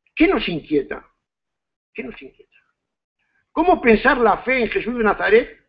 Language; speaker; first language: Spanish; native; Spanish